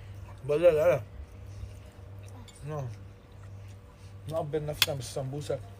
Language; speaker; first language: Arabic; native; Arabic